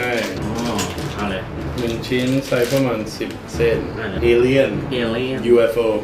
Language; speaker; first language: Thai; non-native, fluent; English